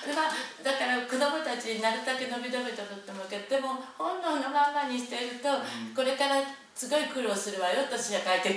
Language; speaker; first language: Japanese; native; Japanese